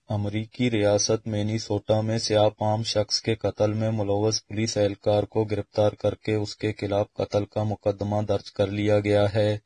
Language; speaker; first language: Urdu; non-native, local second language; Baluchi